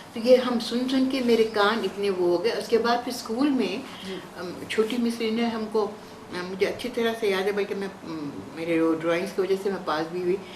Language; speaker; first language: Urdu; native; Urdu